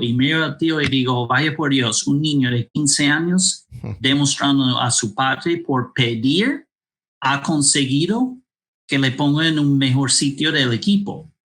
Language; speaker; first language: Spanish; non-native, fluent; English